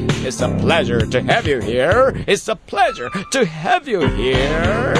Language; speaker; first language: English; non-native, fluent; Korean